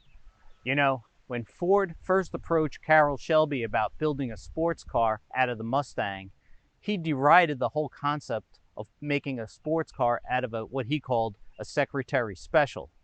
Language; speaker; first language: English; native; English